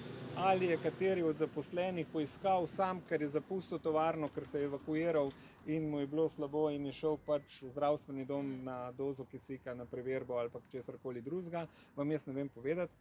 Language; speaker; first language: Slovenian; native; Slovenian